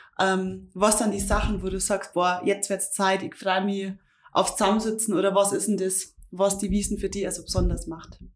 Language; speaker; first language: German; native; German